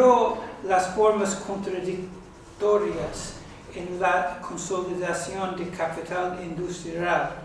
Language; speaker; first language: Spanish; non-native, fluent; English